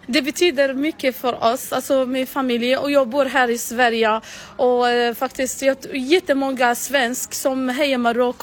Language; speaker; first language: Swedish; non-native, learner; Arabic